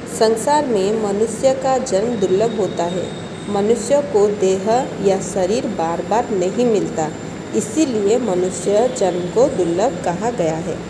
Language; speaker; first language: Hindi; non-native, local second language; Odia